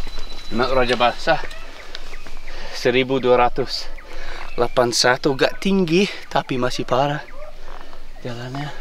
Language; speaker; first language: Indonesian; non-native, fluent; English